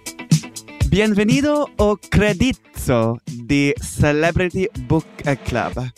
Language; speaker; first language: Spanish; non-native, learner; English